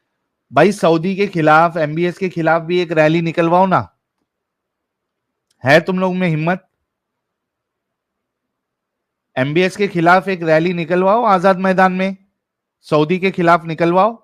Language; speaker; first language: Hindi; native; Hindi